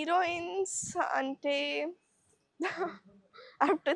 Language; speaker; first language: Telugu; non-native, learner; Kannada